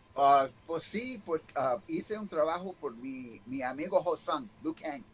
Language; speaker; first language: Spanish; early bilingual, heritage; Spanish